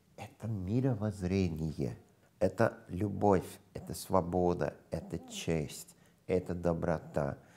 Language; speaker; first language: Russian; non-native, fluent; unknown